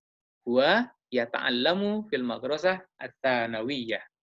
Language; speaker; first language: Arabic; non-native, fluent; Indonesian